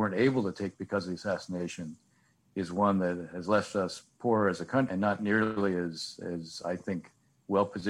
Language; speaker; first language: English; native; English